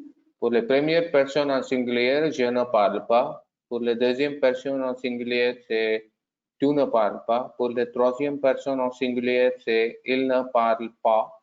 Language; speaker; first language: French; non-native, learner; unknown